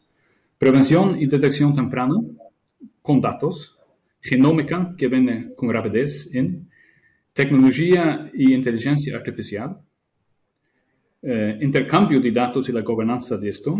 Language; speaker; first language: Spanish; non-native, fluent; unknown